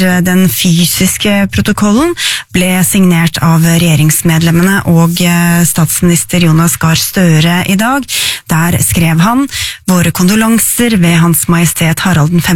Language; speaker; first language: Norwegian; native; Norwegian